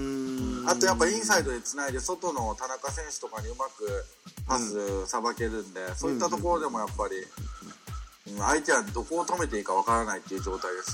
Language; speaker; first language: Japanese; native; Japanese